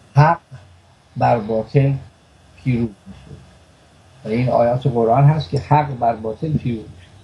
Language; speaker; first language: Persian; native; Persian